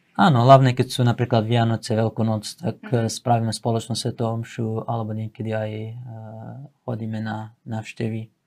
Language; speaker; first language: Slovak; non-native, fluent; Assyrian Neo-Aramaic